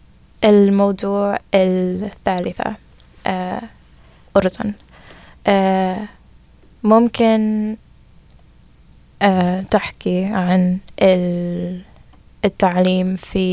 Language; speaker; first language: Arabic; non-native, learner; English